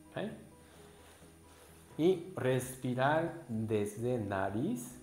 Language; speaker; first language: Spanish; non-native, learner; Japanese